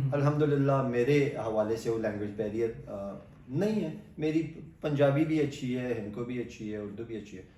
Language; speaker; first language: Urdu; non-native, local second language; Pashto